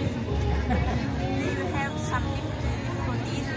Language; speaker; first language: English; non-native, learner; Vietnamese